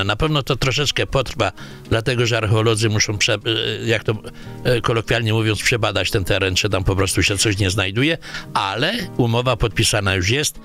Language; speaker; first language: Polish; native; Polish